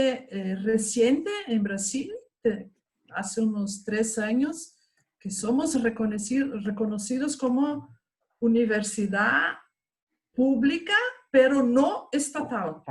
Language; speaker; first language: Spanish; non-native, fluent; Portuguese